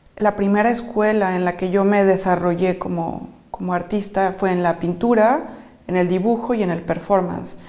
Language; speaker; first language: Spanish; native; Spanish